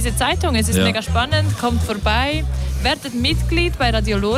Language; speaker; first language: German; native; German